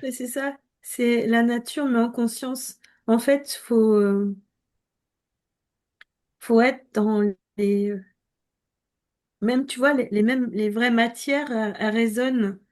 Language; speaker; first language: French; native; French